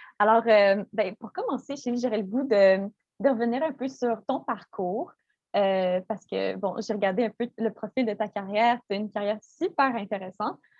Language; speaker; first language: French; native; French